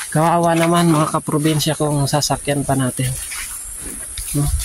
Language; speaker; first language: Filipino; non-native, local second language; Bikol